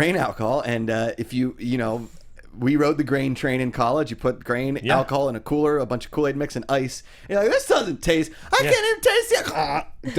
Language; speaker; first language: English; native; English